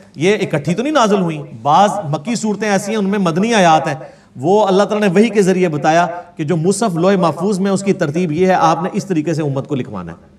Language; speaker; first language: Urdu; non-native, local second language; Punjabi